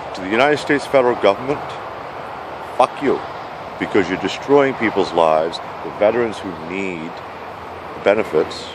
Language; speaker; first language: English; native; English